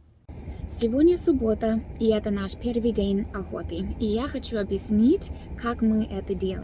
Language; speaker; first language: Russian; non-native, learner; English